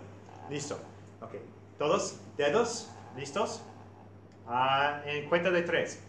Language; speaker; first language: Spanish; non-native, fluent; English